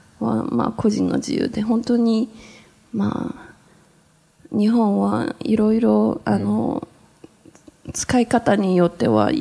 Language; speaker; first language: Japanese; non-native, fluent; Chinese